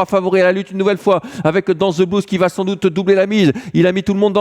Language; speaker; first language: French; native; French